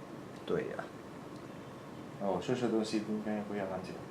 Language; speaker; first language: Chinese; non-native, learner; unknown